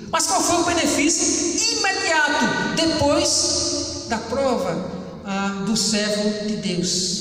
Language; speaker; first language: Portuguese; native; Portuguese